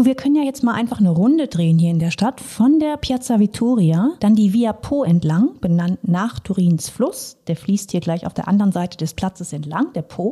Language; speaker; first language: German; native; German